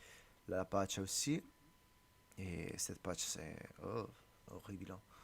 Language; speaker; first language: French; non-native, learner; Italian